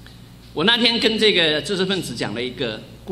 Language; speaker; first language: Chinese; native; Chinese